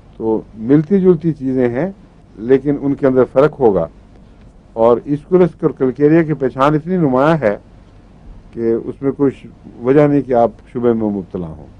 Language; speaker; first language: Urdu; native; Urdu